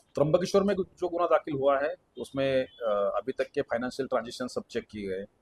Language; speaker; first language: Hindi; non-native, local second language; Marathi